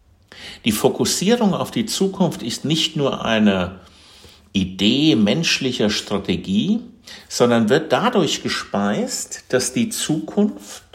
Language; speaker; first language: German; native; German